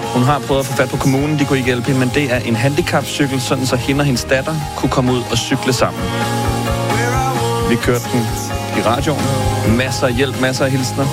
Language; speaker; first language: Danish; native; Danish